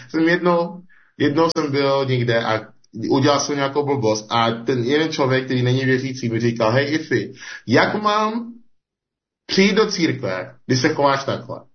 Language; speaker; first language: Czech; early bilingual, heritage; Czech